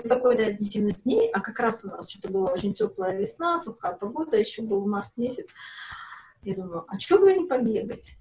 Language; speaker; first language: Russian; native; Russian